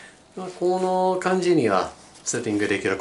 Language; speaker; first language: Japanese; non-native, learner; English